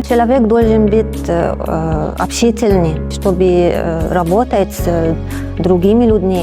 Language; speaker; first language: Russian; non-native, learner; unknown